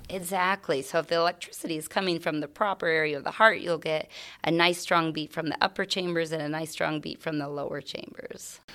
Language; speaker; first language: English; native; English